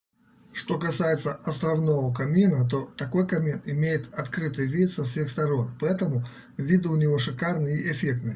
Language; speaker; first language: Russian; native; Russian